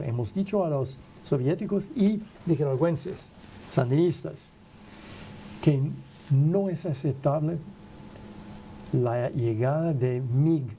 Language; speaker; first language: Spanish; non-native, fluent; English